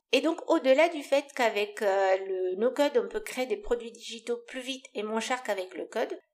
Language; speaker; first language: French; non-native, fluent; Romanian